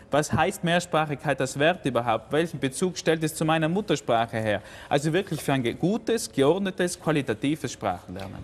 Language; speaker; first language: German; native; German